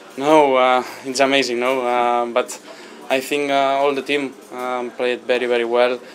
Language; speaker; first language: English; non-native, learner; Spanish